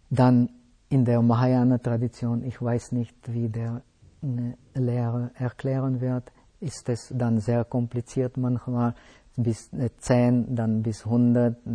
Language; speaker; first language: German; non-native, fluent; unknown